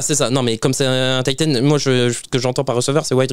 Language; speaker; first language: French; native; French